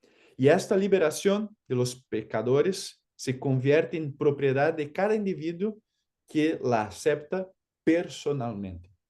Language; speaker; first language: Spanish; non-native, fluent; Portuguese